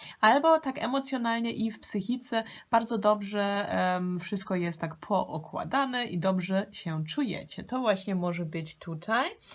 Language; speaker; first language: Polish; early bilingual, heritage; Polish